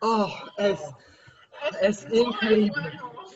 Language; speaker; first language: Spanish; non-native, learner; English